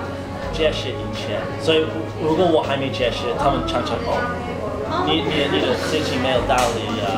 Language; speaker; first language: Chinese; non-native, learner; English